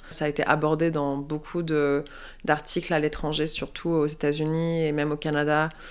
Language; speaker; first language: French; native; French